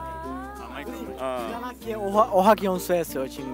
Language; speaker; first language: Korean; non-native, learner; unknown